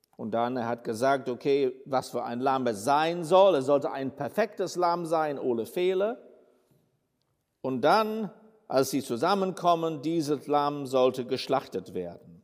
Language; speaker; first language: German; non-native, fluent; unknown